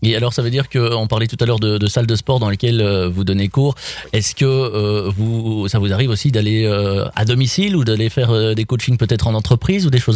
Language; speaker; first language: French; native; French